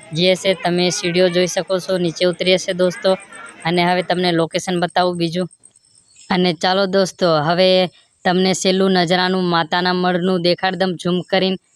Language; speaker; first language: Gujarati; non-native, local second language; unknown